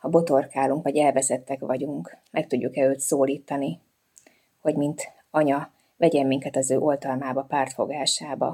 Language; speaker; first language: Hungarian; native; Hungarian